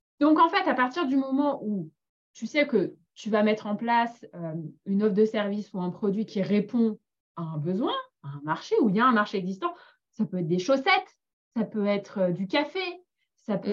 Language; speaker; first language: French; native; French